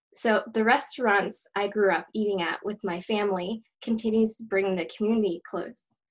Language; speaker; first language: English; native; English